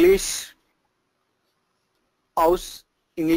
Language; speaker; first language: German; non-native, learner; Tamil